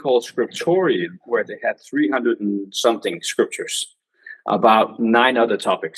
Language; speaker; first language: English; non-native, fluent; Danish